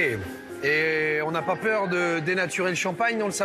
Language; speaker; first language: French; native; French